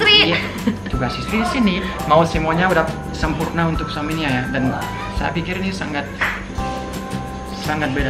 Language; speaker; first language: Indonesian; non-native, fluent; French